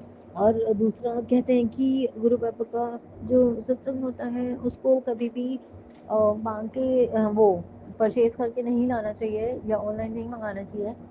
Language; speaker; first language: Hindi; native; Hindi